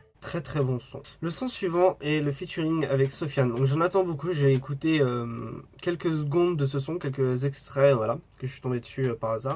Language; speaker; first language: French; native; French